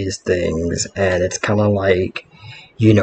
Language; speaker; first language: English; native; English